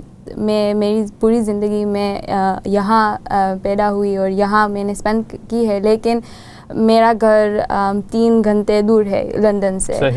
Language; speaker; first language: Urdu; non-native, learner; Gujarati